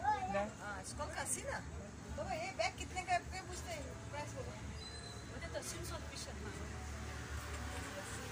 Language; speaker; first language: Russian; non-native, learner; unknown